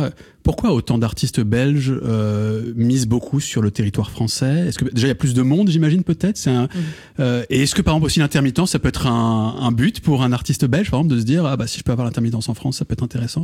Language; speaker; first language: French; native; French